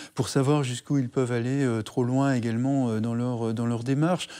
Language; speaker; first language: French; native; French